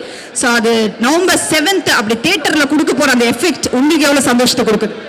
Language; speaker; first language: Tamil; native; Tamil